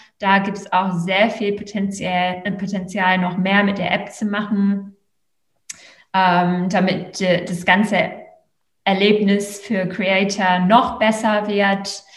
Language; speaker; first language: German; non-native, fluent; English